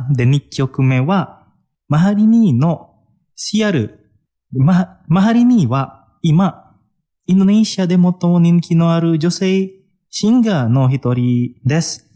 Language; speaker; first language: Japanese; non-native, fluent; Indonesian